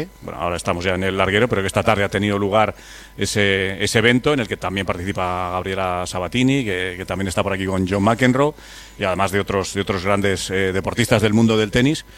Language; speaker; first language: Spanish; native; Spanish